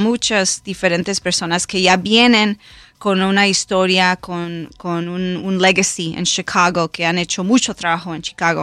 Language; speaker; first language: Spanish; early bilingual, heritage; Spanish